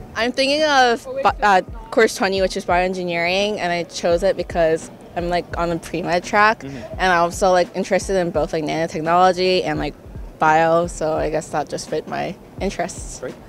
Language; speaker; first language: English; early bilingual, other home language; Korean